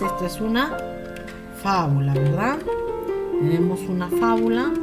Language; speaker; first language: Spanish; native; Spanish